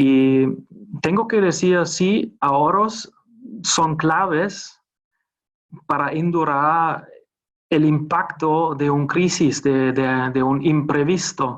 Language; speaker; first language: Spanish; non-native, fluent; German